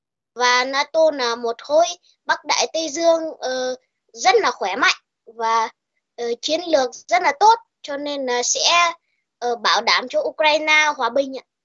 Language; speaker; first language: Vietnamese; early bilingual, heritage; Vietnamese